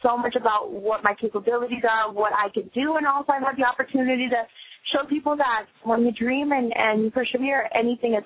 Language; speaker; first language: English; native; English